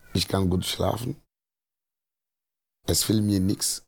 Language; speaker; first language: German; non-native, learner; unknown